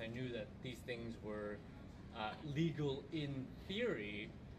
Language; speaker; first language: English; early bilingual, other home language; Vietnamese